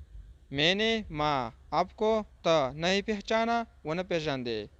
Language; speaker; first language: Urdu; non-native, fluent; Pashto